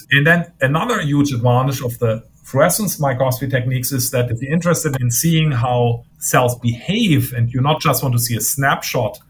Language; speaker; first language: English; non-native, fluent; German